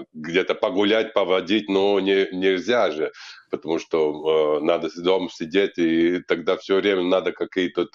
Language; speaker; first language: Russian; non-native, local second language; Latvian